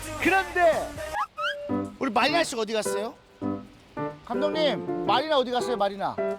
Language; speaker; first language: Korean; native; Korean